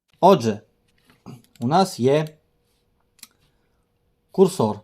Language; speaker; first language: Ukrainian; native; Ukrainian